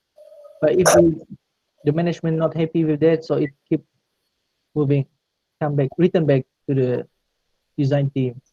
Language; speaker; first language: English; non-native, local second language; Malay